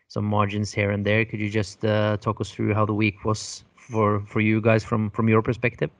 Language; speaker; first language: English; non-native, fluent; Norwegian